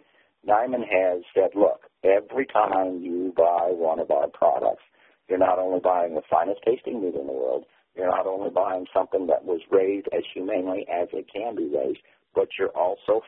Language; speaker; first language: English; native; English